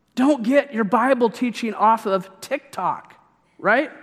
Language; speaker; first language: English; native; English